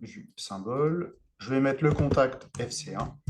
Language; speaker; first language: French; native; French